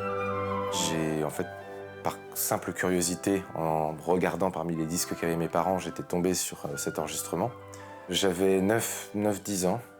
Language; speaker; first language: French; native; French